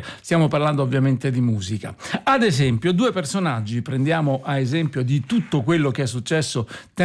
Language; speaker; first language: Italian; native; Italian